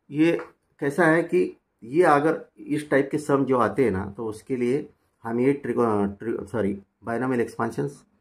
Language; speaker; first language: Hindi; non-native, local second language; Marathi